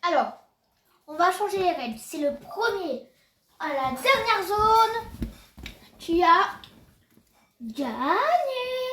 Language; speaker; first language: French; native; French